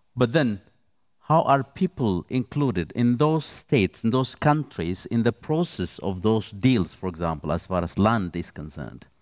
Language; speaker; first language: English; non-native, fluent; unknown